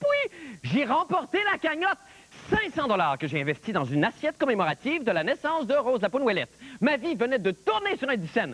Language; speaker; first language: French; native; French